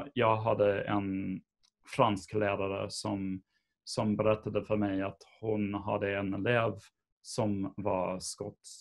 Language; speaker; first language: Swedish; non-native, fluent; English